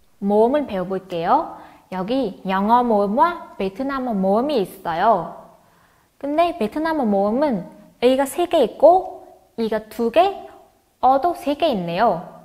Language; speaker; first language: Korean; non-native, fluent; Vietnamese